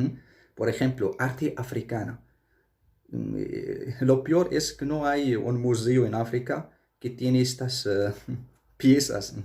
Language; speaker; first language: Spanish; non-native, fluent; Arabic